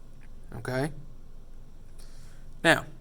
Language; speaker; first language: English; native; English